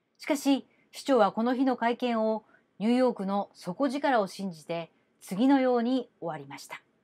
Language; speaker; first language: Japanese; native; Japanese